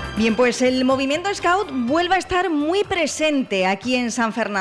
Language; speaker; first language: Spanish; native; Spanish